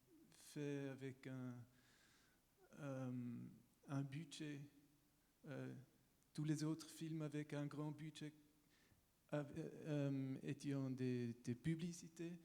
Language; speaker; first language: French; non-native, local second language; German